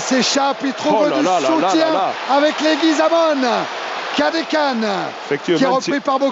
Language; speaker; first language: French; native; French